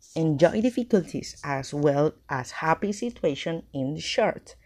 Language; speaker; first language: English; non-native, learner; Spanish